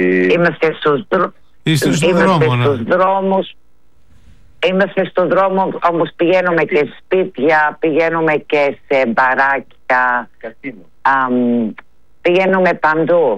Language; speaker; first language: Greek; early bilingual, heritage; Greek